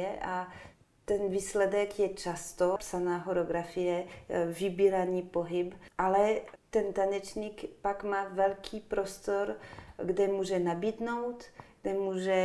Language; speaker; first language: Czech; non-native, fluent; French